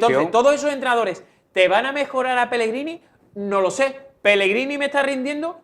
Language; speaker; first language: Spanish; native; Spanish